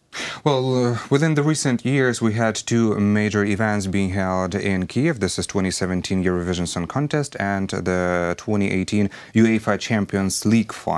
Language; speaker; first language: English; non-native, fluent; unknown